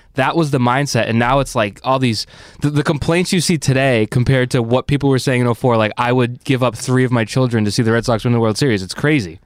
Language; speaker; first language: English; native; English